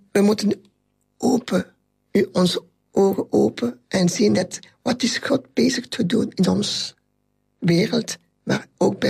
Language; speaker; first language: Dutch; non-native, local second language; French